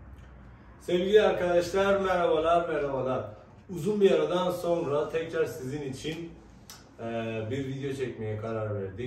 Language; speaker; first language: Turkish; non-native, fluent; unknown